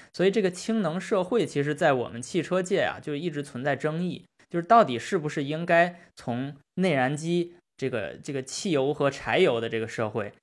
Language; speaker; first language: Chinese; native; Chinese